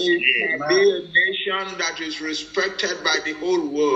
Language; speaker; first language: English; non-native, local second language; Yoruba